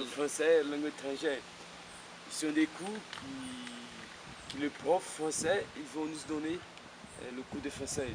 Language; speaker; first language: French; non-native, fluent; Portuguese